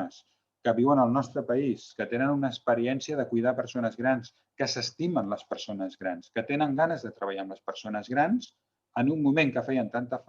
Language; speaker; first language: Catalan; native; Catalan